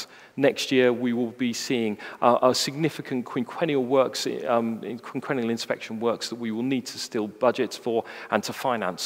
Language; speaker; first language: English; native; English